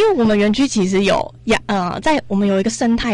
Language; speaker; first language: Chinese; native; Chinese